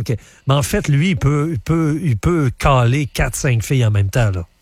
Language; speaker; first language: French; native; French